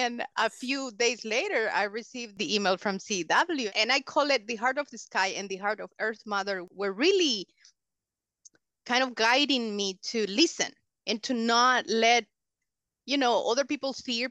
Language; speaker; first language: English; non-native, fluent; Spanish